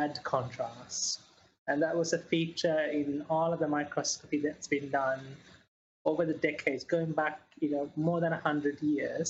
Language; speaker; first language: English; native; English